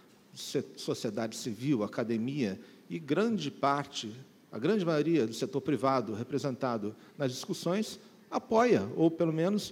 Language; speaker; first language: Portuguese; native; Portuguese